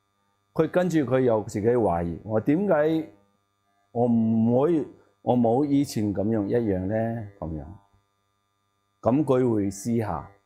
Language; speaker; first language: Cantonese; non-native, learner; Tibetan